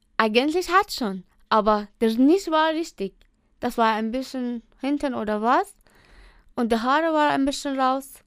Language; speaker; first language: German; non-native, learner; Persian